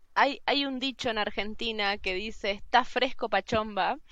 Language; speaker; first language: Spanish; native; Spanish